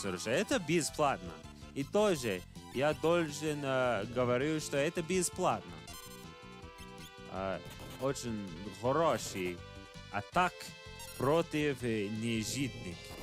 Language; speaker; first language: Russian; non-native, learner; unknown